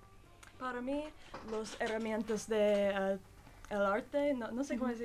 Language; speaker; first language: Spanish; non-native, learner; English